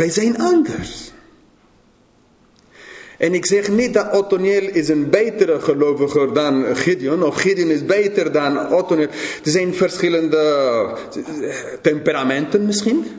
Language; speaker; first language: Dutch; non-native, fluent; English